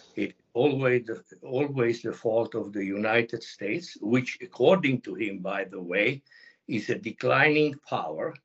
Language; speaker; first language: English; non-native, fluent; Hungarian